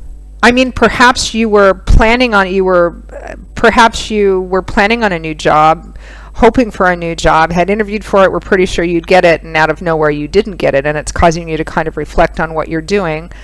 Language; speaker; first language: English; native; English